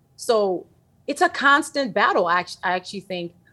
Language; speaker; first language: English; early bilingual, other home language; Yoruba